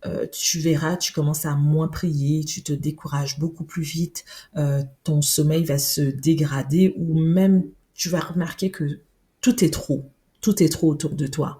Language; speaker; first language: French; native; French